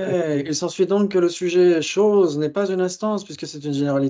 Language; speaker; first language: French; native; French